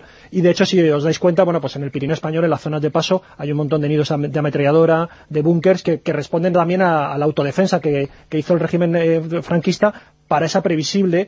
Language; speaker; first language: Spanish; native; Spanish